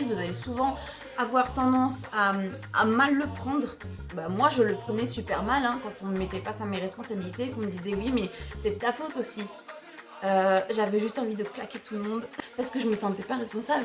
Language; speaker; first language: French; native; French